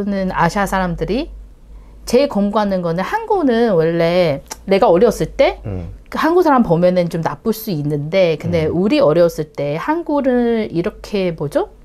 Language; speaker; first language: Korean; non-native, learner; Chinese